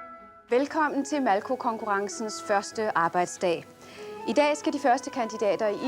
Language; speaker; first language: Danish; native; Danish